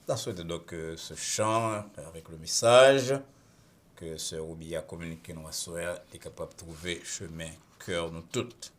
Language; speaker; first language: French; non-native, local second language; Haitian Creole